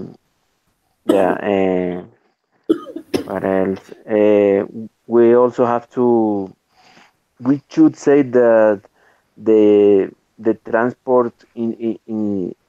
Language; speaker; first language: English; non-native, learner; Spanish